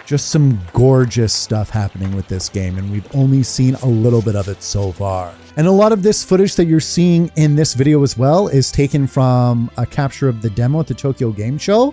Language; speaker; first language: English; native; English